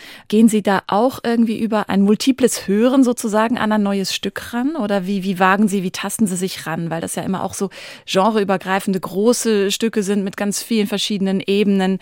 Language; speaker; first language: German; native; German